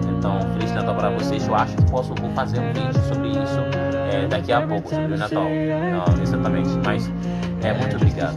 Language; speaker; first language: Portuguese; non-native, learner; Haitian Creole